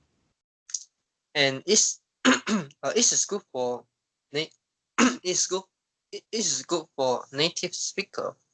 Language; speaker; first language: English; non-native, local second language; Chinese